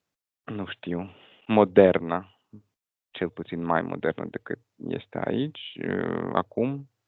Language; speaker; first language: Romanian; non-native, fluent; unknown